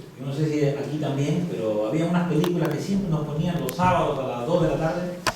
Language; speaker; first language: Spanish; native; Spanish